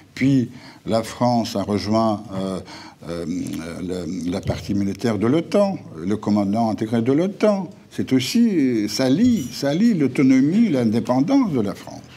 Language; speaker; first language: French; non-native, fluent; Russian